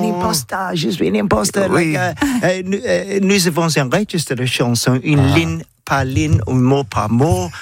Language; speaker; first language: French; non-native, learner; English